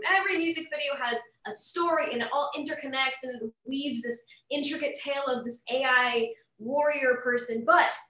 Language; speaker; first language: English; native; English